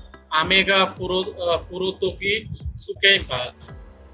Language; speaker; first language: Japanese; non-native, learner; Bangla